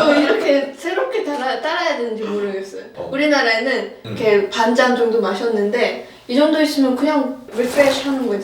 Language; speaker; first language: Korean; non-native, fluent; Arabic